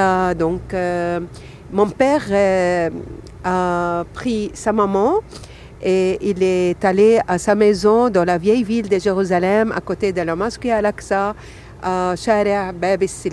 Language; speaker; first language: French; non-native, fluent; Arabic